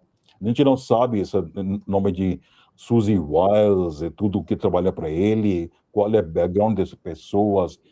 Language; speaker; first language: Portuguese; non-native, fluent; Hindi